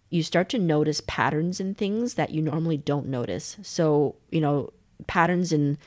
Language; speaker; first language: English; native; English